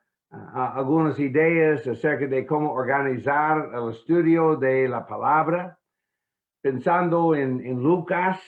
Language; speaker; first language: Spanish; non-native, fluent; English